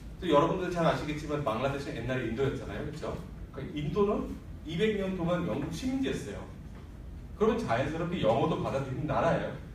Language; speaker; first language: Korean; non-native, fluent; Bangla